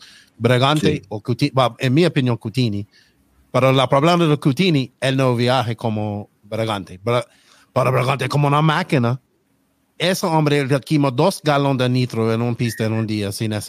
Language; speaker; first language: Spanish; non-native, learner; English